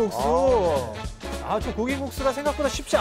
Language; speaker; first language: Korean; native; Korean